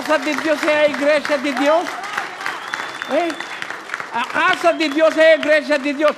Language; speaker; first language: Portuguese; non-native, learner; Filipino